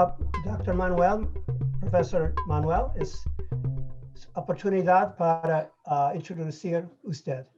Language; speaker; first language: Spanish; non-native, learner; English